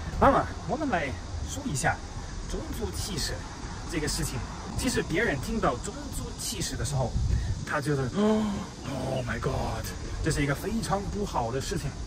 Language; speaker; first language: Chinese; non-native, fluent; German